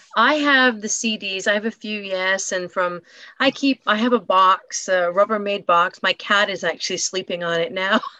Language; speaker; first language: English; native; English